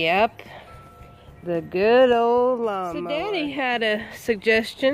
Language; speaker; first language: English; native; English